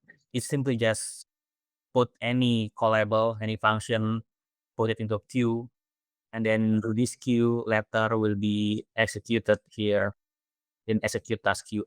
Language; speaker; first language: English; non-native, fluent; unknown